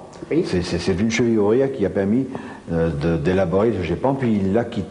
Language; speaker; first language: French; native; French